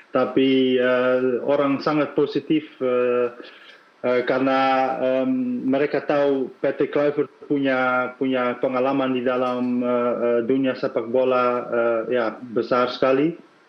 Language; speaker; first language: Indonesian; non-native, fluent; Dutch